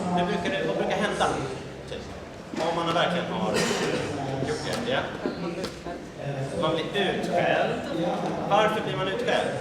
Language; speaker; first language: Swedish; native; Swedish